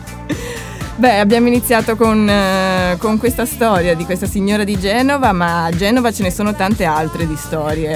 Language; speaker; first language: Italian; native; Italian